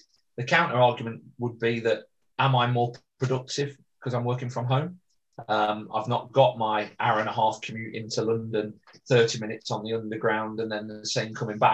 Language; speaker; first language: English; native; English